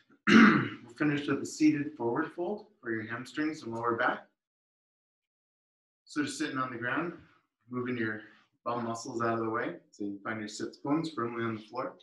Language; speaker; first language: English; native; English